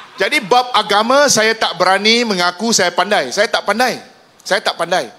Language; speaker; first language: Malay; non-native, local second language; Min Nan Chinese